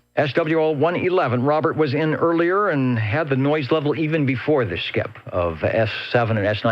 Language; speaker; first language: English; native; English